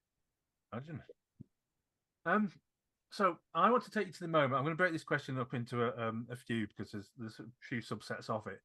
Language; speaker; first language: English; native; English